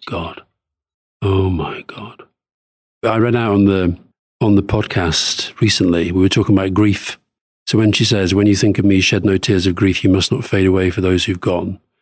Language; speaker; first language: English; native; English